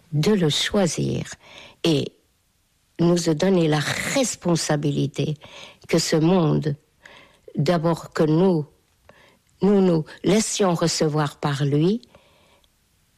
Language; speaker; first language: French; non-native, fluent; Hungarian